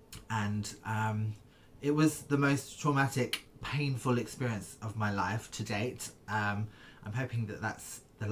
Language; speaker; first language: English; native; English